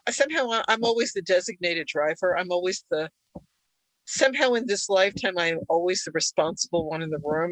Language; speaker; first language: English; early bilingual, other home language; Hungarian